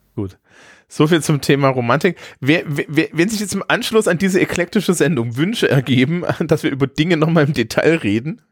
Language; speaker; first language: German; native; German